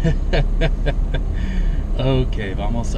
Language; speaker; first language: Spanish; non-native, learner; English